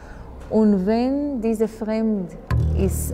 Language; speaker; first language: German; non-native, fluent; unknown